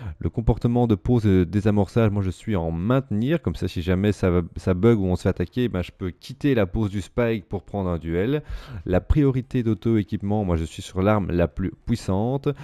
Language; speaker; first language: French; native; French